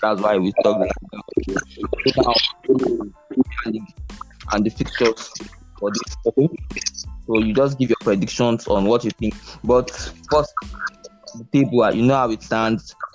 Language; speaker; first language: English; non-native, local second language; Yoruba